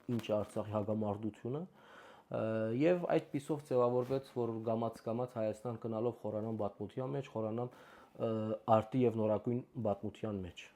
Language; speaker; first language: Armenian; native; Armenian